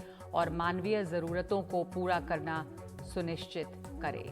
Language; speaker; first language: Hindi; native; Hindi